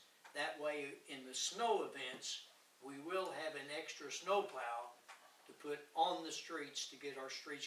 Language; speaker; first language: English; native; English